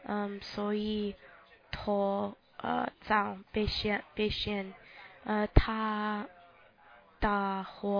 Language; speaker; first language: Chinese; non-native, learner; English